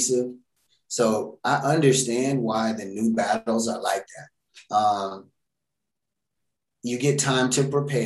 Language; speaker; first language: English; native; English